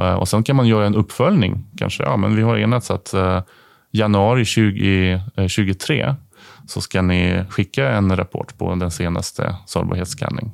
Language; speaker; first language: Swedish; non-native, fluent; Ukrainian